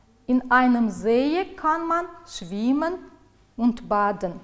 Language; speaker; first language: German; non-native, fluent; Uzbek